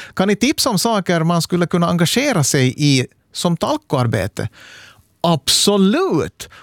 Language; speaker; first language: Swedish; native; Swedish